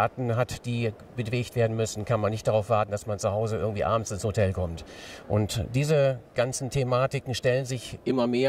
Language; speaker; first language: German; native; German